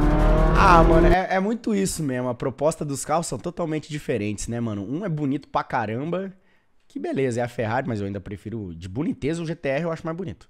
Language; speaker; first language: Portuguese; native; Portuguese